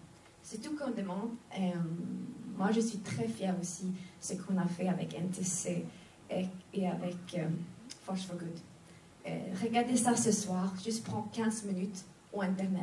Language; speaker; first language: French; non-native, fluent; Swedish